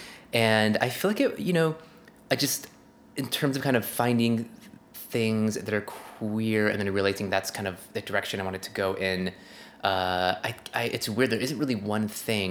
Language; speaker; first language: English; native; English